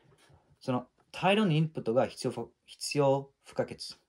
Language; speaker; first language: Japanese; non-native, fluent; English